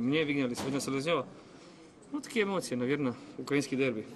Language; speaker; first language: Russian; non-native, fluent; Croatian